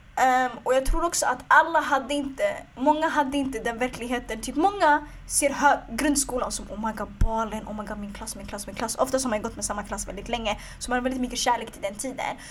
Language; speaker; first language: Swedish; early bilingual, other home language; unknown